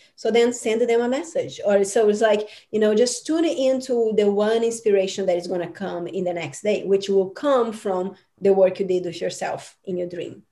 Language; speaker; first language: English; non-native, fluent; Portuguese